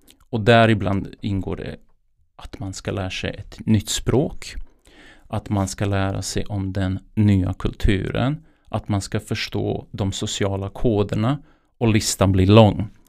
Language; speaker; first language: Swedish; non-native, fluent; Bosnian